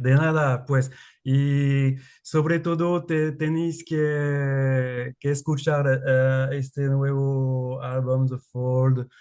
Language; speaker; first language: Spanish; non-native, learner; French